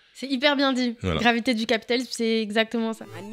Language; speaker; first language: French; native; French